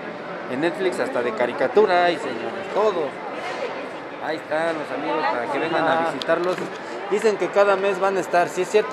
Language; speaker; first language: Spanish; native; Spanish